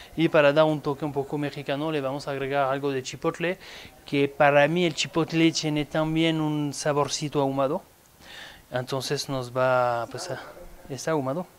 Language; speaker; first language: Spanish; non-native, fluent; French